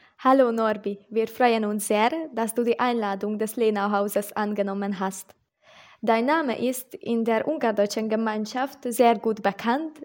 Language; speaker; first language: German; non-native, local second language; Hungarian